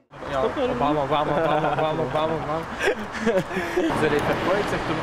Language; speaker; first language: French; non-native, learner; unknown